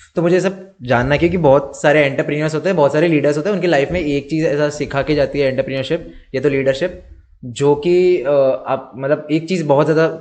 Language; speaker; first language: Hindi; native; Hindi